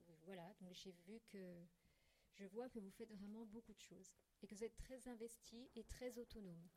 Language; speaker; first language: French; native; French